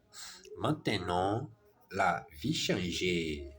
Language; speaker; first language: French; non-native, learner; German